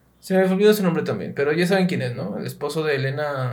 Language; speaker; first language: Spanish; native; Spanish